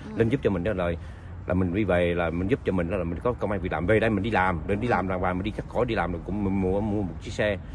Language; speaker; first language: Vietnamese; native; Vietnamese